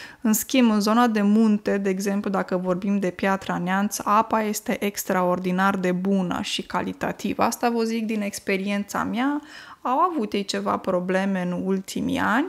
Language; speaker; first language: Romanian; native; Romanian